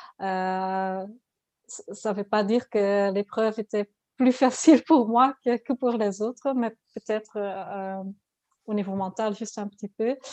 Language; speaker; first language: French; non-native, learner; Dutch